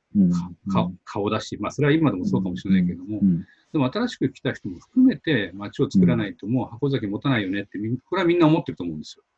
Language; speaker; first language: Japanese; native; Japanese